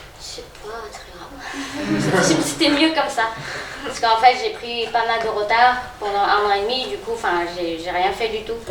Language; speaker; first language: French; non-native, fluent; Khmer